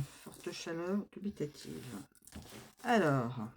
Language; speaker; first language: French; native; French